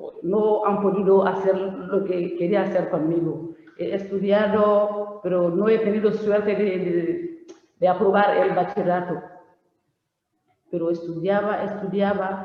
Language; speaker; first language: Spanish; non-native, learner; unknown